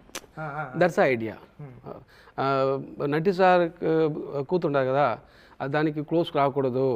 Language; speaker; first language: Telugu; non-native, local second language; Tamil